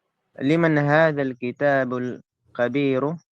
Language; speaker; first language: Arabic; non-native, learner; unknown